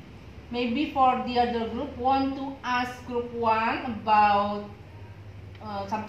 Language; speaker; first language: English; non-native, learner; Indonesian